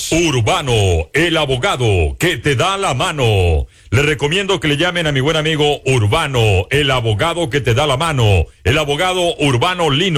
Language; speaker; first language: Spanish; native; Spanish